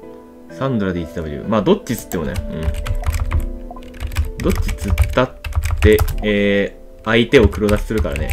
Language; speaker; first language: Japanese; native; Japanese